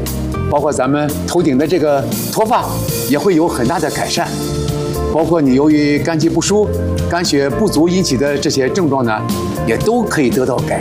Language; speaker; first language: Chinese; native; Chinese